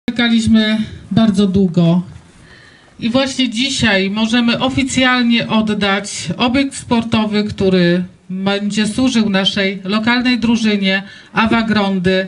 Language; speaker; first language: Polish; native; Polish